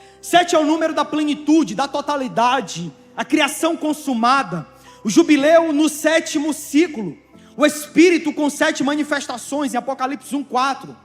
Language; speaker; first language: Portuguese; native; Portuguese